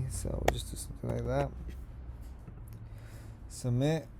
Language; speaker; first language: English; native; English